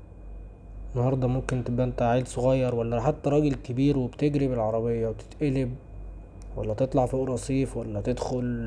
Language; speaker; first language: Arabic; native; Arabic